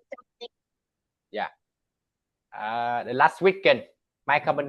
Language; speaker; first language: English; non-native, learner; Vietnamese